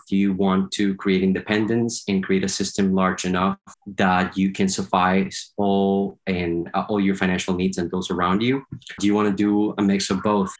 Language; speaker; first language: English; non-native, fluent; Spanish